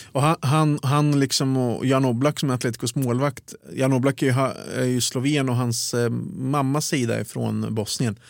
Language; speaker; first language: Swedish; early bilingual, other home language; Bosnian